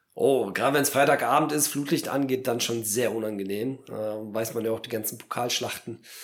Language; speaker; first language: German; early bilingual, other home language; Polish